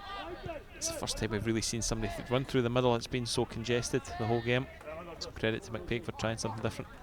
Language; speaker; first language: English; native; English